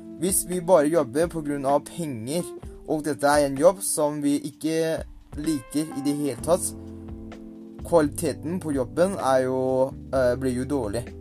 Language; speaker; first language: Norwegian; non-native, learner; Thai